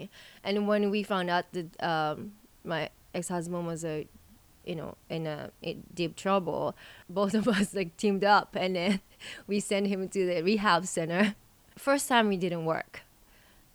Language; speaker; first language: English; non-native, fluent; Japanese